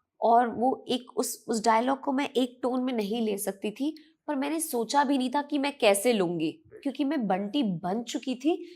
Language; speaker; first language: Hindi; native; Hindi